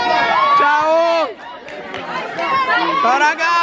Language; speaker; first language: Italian; native; Italian